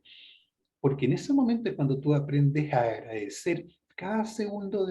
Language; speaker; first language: Spanish; native; Spanish